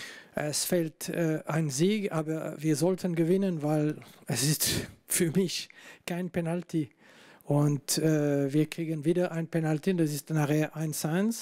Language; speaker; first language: German; non-native, local second language; French